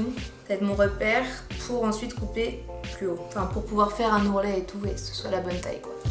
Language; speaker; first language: French; native; French